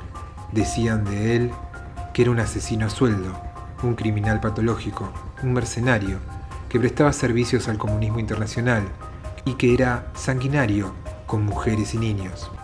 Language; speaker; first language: Spanish; native; Spanish